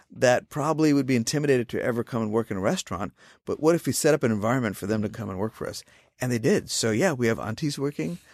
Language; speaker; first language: English; non-native, local second language; Hindi